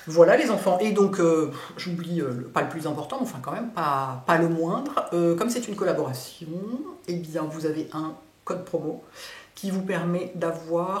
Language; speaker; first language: French; native; French